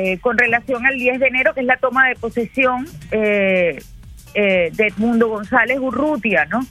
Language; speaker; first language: Spanish; native; Spanish